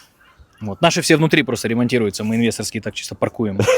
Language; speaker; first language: Russian; native; Russian